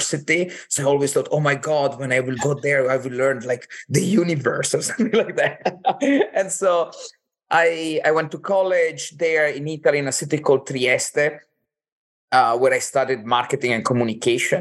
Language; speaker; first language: English; non-native, fluent; Italian